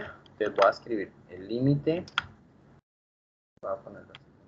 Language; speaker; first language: Spanish; native; Spanish